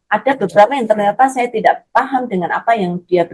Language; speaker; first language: Indonesian; native; Indonesian